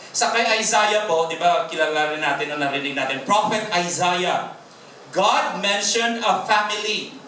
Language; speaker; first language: Filipino; non-native, local second language; Hiligaynon